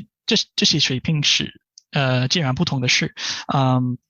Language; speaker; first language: Chinese; non-native, fluent; English